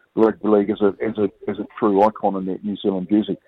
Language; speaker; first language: English; native; English